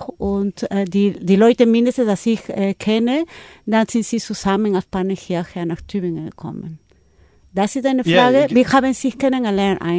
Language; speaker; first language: German; non-native, fluent; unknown